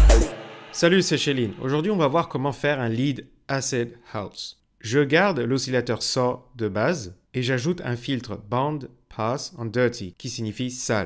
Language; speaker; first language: French; native; French